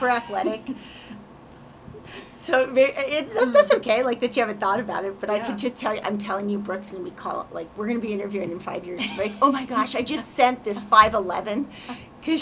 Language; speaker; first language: English; native; English